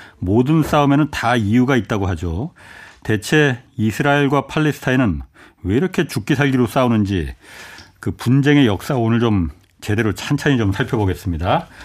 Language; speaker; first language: Korean; native; Korean